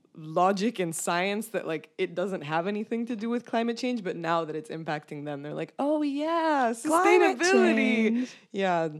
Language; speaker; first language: English; non-native, fluent; Romanian